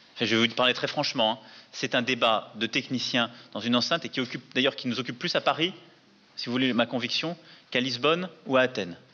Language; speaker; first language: French; native; French